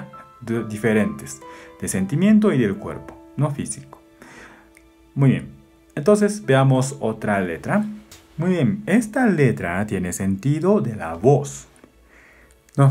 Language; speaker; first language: Spanish; non-native, fluent; Japanese